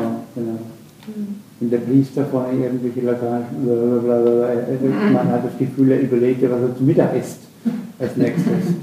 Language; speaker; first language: German; native; German